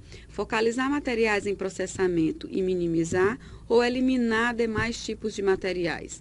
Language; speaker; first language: Portuguese; native; Portuguese